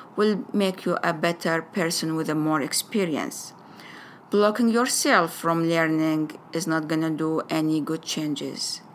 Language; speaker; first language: English; non-native, fluent; Arabic